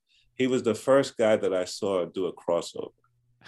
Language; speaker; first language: English; native; English